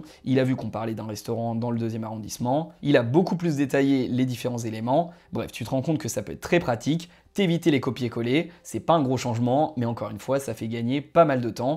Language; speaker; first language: French; native; French